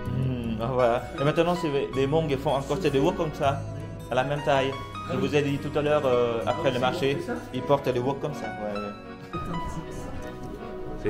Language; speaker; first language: French; non-native, fluent; Vietnamese